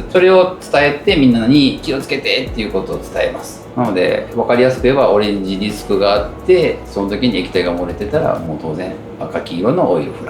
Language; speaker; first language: Japanese; native; Japanese